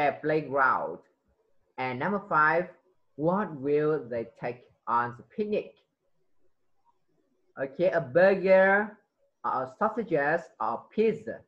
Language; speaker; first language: English; non-native, fluent; Vietnamese